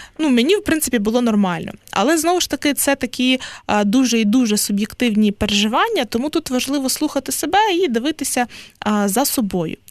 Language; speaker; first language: Ukrainian; native; Ukrainian